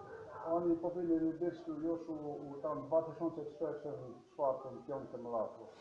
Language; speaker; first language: Polish; non-native, learner; Slovenian